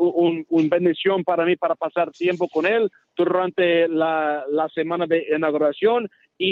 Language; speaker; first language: Spanish; non-native, learner; English